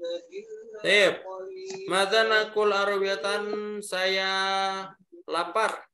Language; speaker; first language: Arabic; non-native, fluent; Indonesian